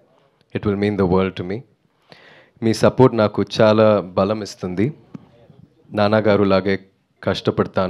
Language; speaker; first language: Telugu; non-native, fluent; Tamil